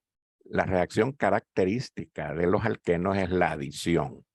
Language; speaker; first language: Spanish; native; Spanish